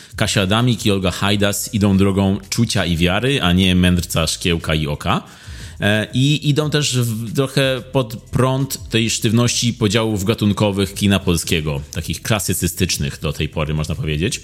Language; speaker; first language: Polish; native; Polish